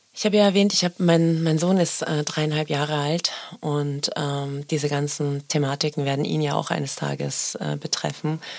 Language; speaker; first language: German; early bilingual, other home language; Persian